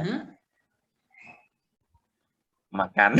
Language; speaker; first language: Indonesian; non-native, learner; Khmer